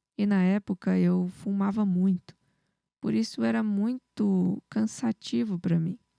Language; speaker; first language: Portuguese; native; Portuguese